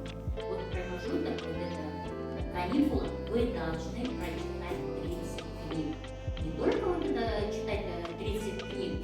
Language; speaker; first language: Russian; non-native, local second language; Kazakh